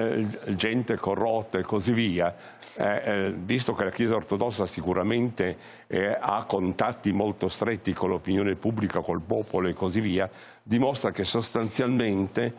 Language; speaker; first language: Italian; native; Italian